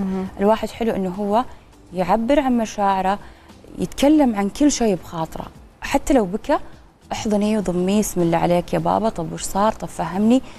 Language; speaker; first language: Arabic; native; Arabic